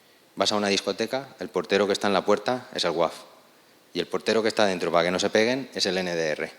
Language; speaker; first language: Spanish; native; Spanish